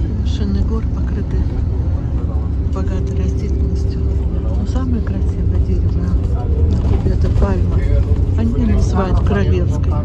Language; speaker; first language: Russian; native; Russian